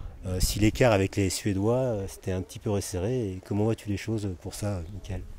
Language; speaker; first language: French; native; French